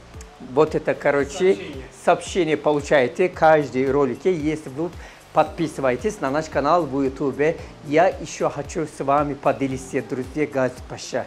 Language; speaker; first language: Russian; non-native, fluent; Turkish